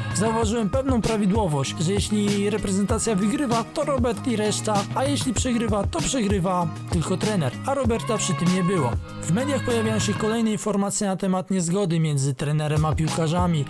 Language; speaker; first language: Polish; native; Polish